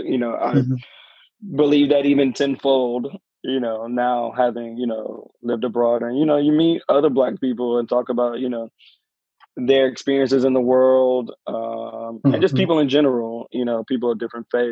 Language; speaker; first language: English; native; English